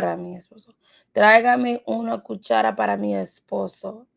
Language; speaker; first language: Spanish; non-native, learner; English